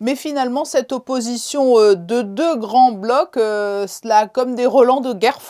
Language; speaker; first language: French; native; French